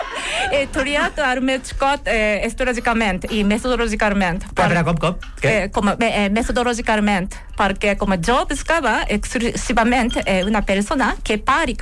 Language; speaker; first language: Catalan; non-native, learner; Japanese